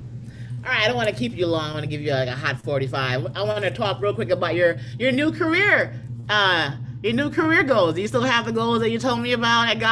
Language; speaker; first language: English; native; English